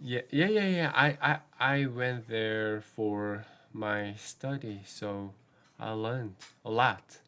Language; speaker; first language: English; non-native, learner; Korean